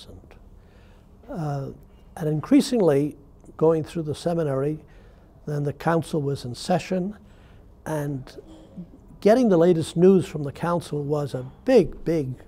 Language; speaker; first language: English; native; English